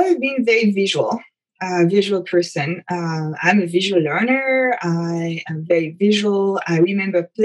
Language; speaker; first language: English; non-native, fluent; French